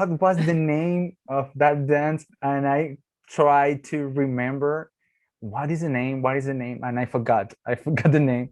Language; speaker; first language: English; non-native, learner; Spanish